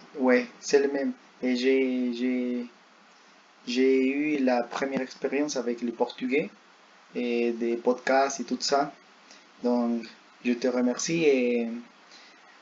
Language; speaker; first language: French; non-native, learner; Spanish